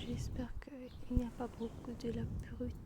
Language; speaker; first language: French; non-native, learner; German